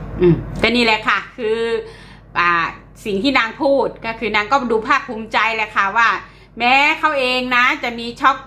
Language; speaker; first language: Thai; native; Thai